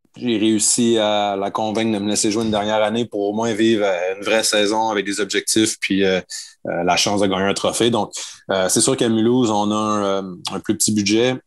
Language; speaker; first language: French; native; French